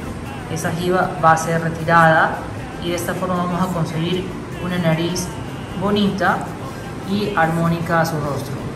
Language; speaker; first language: Spanish; native; Spanish